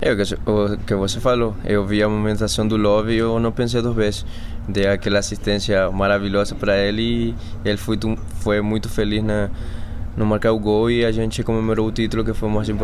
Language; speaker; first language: Portuguese; non-native, fluent; Spanish